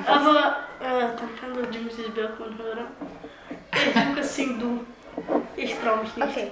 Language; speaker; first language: German; early bilingual, other home language; Bulgarian